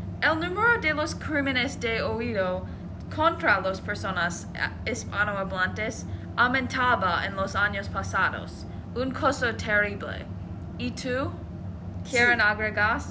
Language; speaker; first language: Spanish; non-native, learner; English